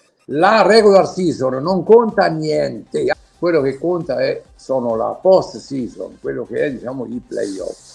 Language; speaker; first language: Italian; native; Italian